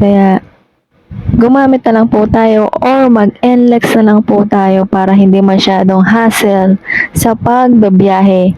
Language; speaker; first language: Filipino; native; Filipino